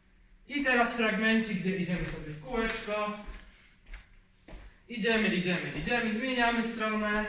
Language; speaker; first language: Polish; native; Polish